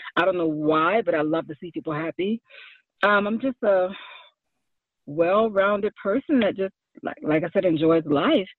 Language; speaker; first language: English; native; English